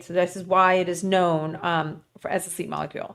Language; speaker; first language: English; native; English